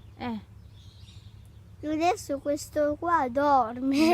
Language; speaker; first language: Italian; early bilingual, other home language; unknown